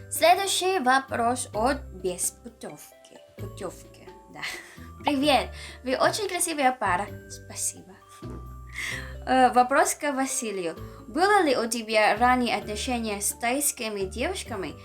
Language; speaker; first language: Russian; non-native, learner; Filipino